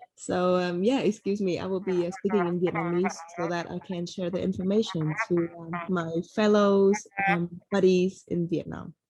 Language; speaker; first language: English; non-native, fluent; Vietnamese